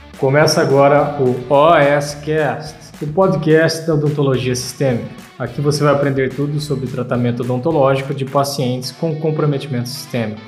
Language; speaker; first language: Portuguese; native; Portuguese